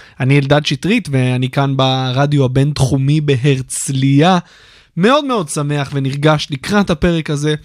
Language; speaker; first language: Hebrew; native; Hebrew